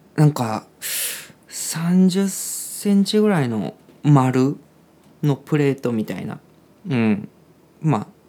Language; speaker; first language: Japanese; native; Japanese